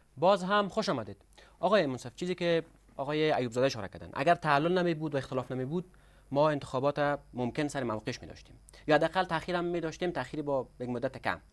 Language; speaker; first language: Persian; native; Persian